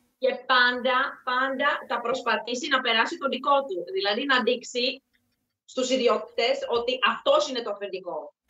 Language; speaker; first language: Greek; non-native, fluent; Czech